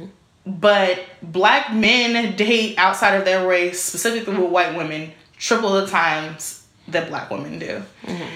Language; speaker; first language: English; native; English